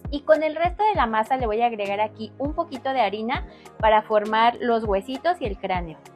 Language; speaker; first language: Spanish; native; Spanish